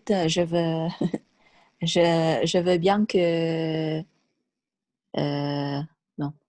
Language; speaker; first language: French; non-native, learner; Vietnamese